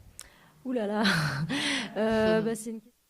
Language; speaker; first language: French; native; French